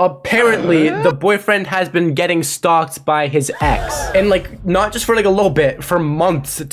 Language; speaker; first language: English; native; English